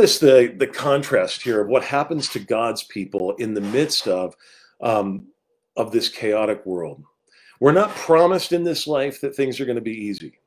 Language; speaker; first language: English; native; English